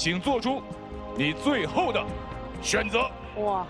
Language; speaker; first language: Chinese; native; Chinese